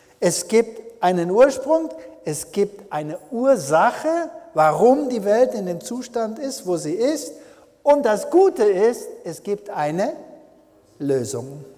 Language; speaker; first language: German; early bilingual, heritage; German